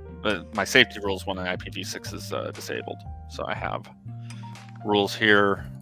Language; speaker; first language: English; native; English